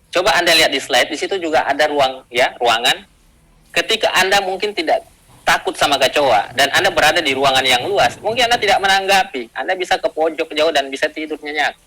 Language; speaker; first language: Indonesian; non-native, local second language; Buginese